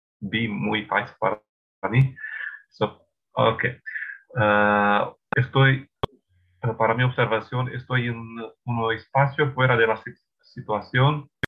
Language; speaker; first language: Spanish; non-native, learner; English